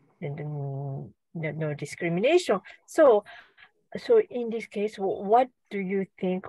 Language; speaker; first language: English; non-native, learner; Japanese